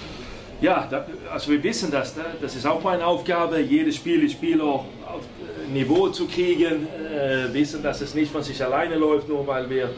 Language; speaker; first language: German; non-native, fluent; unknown